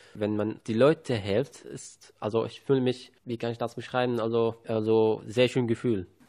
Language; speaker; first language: German; non-native, learner; Arabic